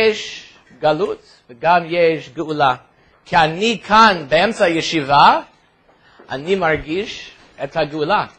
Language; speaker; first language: Hebrew; non-native, fluent; English